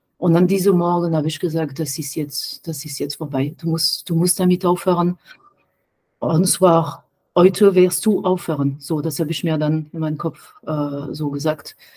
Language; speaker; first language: German; non-native, fluent; French